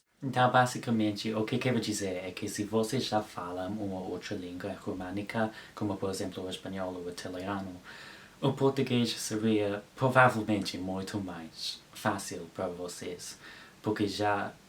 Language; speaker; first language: Portuguese; non-native, learner; English